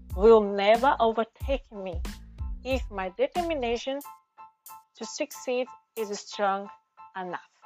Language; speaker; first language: English; non-native, fluent; Portuguese